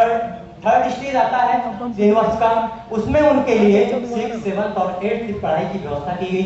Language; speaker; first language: Hindi; native; Hindi